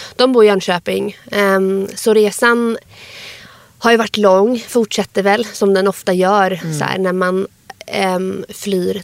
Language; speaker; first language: Swedish; early bilingual, other home language; Arabic